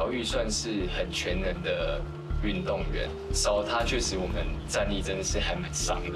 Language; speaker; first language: Chinese; native; Chinese